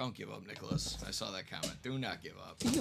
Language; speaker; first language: English; native; English